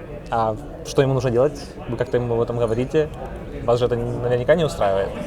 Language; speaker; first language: Russian; native; Russian